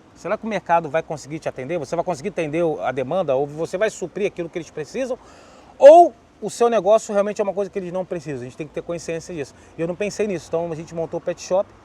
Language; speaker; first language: Portuguese; native; Portuguese